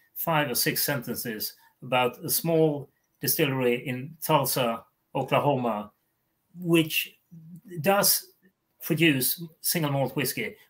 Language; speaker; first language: English; non-native, fluent; Swedish